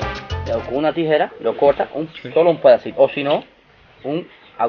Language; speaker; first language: Spanish; native; Spanish